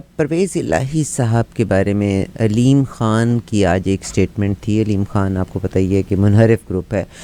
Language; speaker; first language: Urdu; native; Urdu